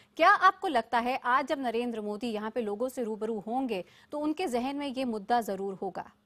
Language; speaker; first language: Hindi; native; Hindi